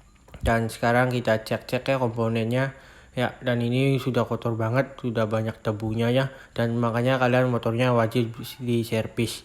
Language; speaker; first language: Indonesian; native; Indonesian